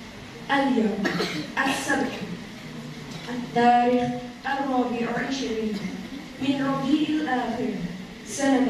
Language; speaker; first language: Arabic; non-native, learner; Indonesian